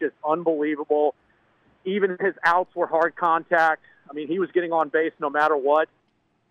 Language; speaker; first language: English; native; English